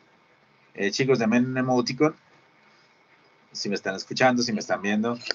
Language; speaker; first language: Spanish; native; Spanish